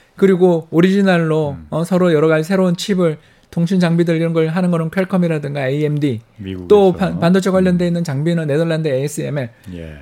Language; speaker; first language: Korean; native; Korean